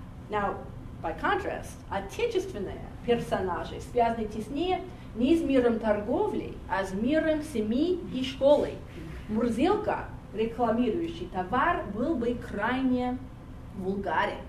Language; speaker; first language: Russian; non-native, fluent; English